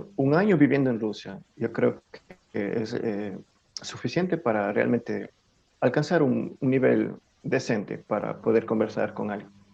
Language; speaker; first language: Spanish; native; Spanish